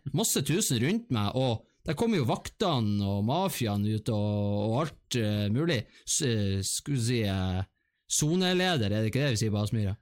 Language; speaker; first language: Norwegian; native; Norwegian